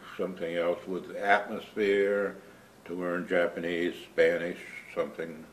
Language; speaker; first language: English; native; English